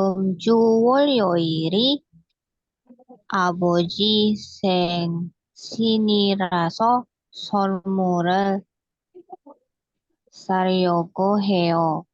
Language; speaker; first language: Korean; non-native, learner; Indonesian